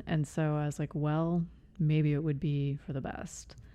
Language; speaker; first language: English; native; English